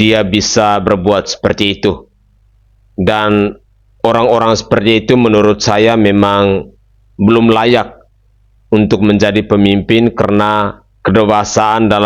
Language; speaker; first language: Indonesian; native; Indonesian